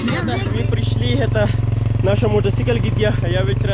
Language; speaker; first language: Russian; non-native, learner; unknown